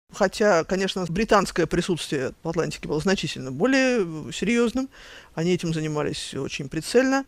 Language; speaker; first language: Russian; native; Russian